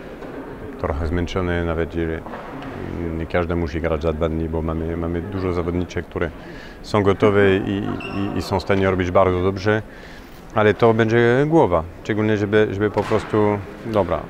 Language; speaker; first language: Polish; non-native, fluent; French